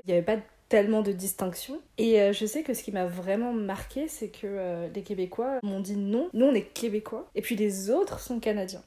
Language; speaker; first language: French; native; French